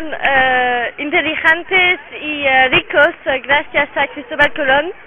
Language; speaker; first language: Spanish; non-native, learner; French